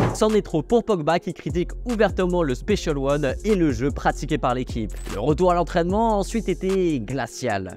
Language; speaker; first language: French; native; French